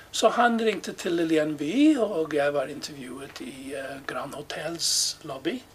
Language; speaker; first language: Norwegian; non-native, fluent; English